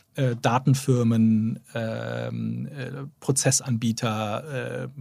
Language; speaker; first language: German; native; German